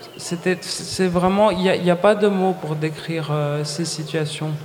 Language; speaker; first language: French; non-native, fluent; Greek